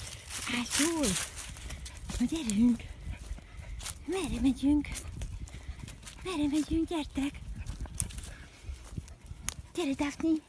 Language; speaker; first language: Hungarian; native; Hungarian